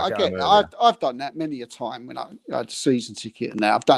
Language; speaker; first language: English; native; English